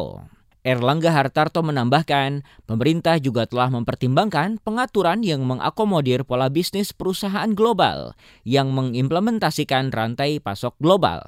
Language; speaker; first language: Indonesian; native; Indonesian